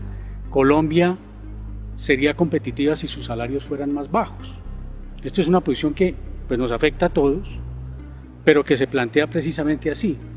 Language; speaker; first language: Spanish; native; Spanish